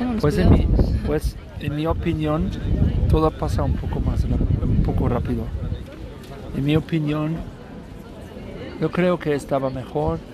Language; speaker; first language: Spanish; non-native, learner; German